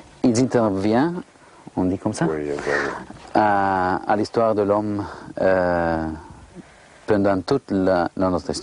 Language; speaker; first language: French; non-native, fluent; Spanish